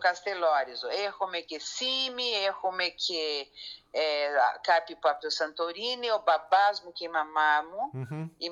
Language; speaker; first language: Greek; early bilingual, heritage; Greek